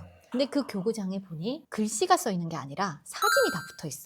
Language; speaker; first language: Korean; native; Korean